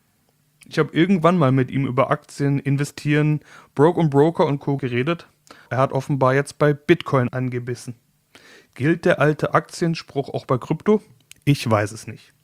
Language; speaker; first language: German; native; German